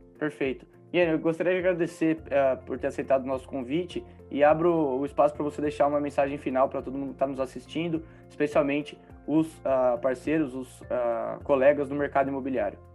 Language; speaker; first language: Portuguese; native; Portuguese